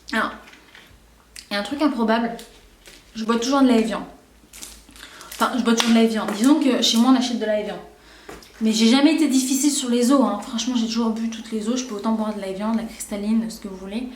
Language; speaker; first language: French; native; French